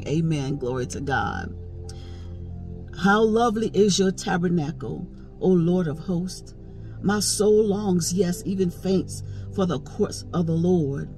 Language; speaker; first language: English; native; English